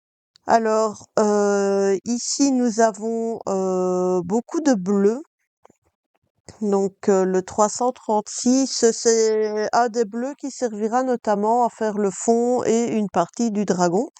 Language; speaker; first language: French; native; French